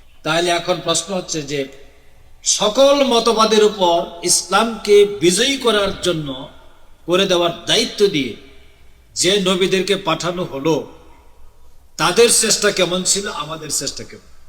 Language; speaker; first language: Bangla; native; Bangla